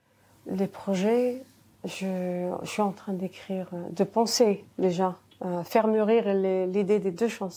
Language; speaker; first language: French; non-native, local second language; Arabic